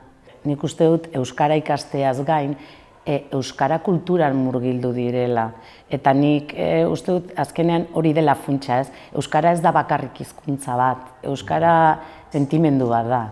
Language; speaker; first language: Basque; native; Basque